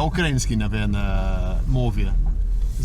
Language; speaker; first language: Russian; non-native, learner; English